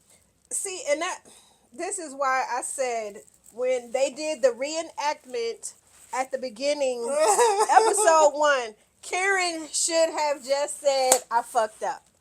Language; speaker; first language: English; native; English